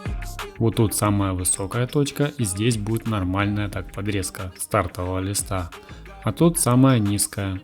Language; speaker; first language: Russian; native; Russian